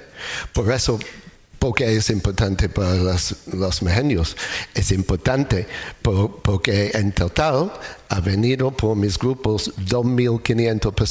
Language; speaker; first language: Spanish; non-native, learner; English